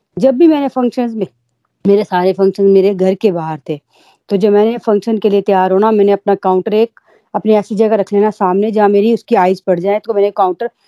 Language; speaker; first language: Hindi; native; Hindi